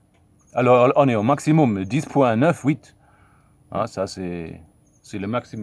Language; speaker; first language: French; non-native, fluent; German